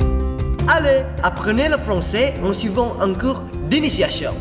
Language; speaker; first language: French; non-native, learner; Indonesian